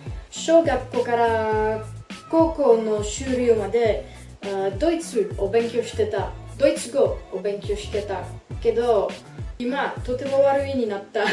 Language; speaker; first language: Japanese; non-native, learner; French